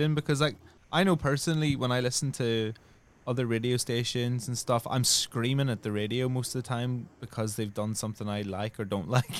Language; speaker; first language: English; native; English